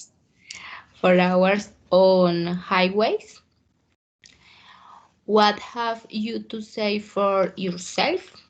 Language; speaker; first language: English; non-native, learner; Spanish